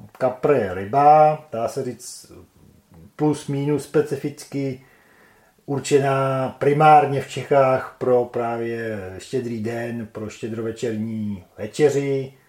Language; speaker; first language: Czech; native; Czech